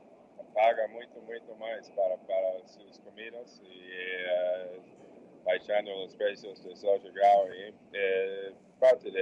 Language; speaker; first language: Portuguese; non-native, fluent; English